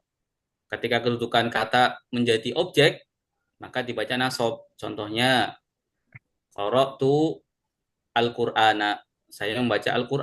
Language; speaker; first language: Indonesian; native; Indonesian